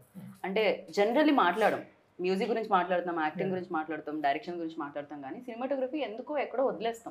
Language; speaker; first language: Telugu; native; Telugu